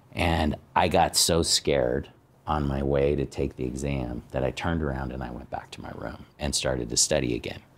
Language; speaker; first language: English; native; English